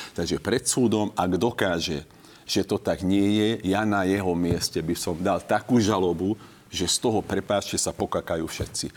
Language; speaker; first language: Slovak; non-native, local second language; Hungarian